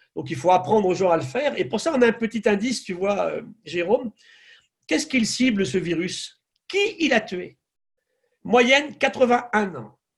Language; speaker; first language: French; native; French